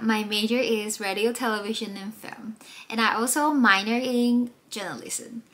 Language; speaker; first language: English; non-native, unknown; Chinese